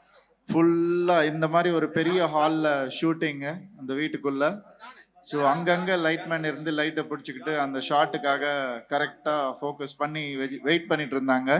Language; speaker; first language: Tamil; native; Tamil